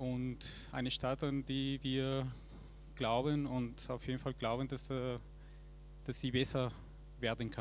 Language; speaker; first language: German; non-native, fluent; Spanish